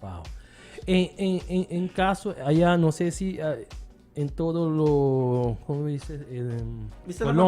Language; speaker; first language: Spanish; non-native, learner; Papiamento